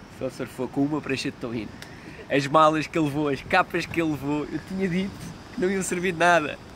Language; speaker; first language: Portuguese; early bilingual, heritage; Portuguese